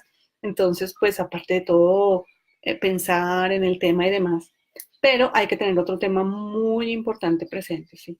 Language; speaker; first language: Spanish; native; Spanish